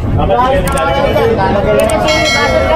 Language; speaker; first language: Filipino; native; Filipino